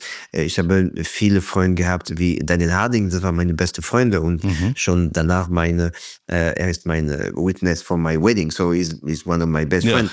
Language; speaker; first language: German; non-native, fluent; French